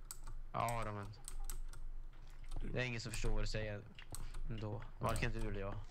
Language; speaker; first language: Swedish; native; Swedish